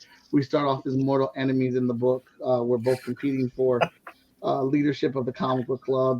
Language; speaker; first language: English; native; English